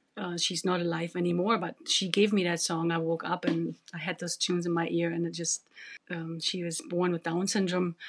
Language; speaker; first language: English; non-native, fluent; German